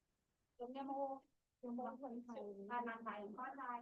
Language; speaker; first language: Cantonese; non-native, fluent; Thai